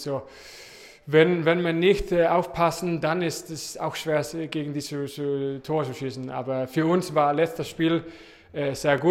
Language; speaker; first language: German; non-native, fluent; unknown